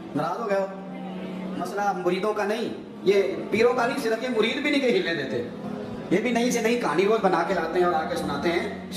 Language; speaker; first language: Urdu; non-native, local second language; Punjabi